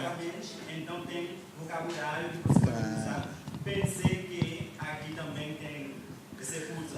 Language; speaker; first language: Portuguese; non-native, learner; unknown